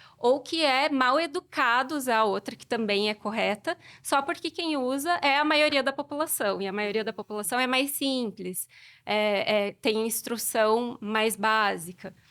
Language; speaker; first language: Portuguese; native; Portuguese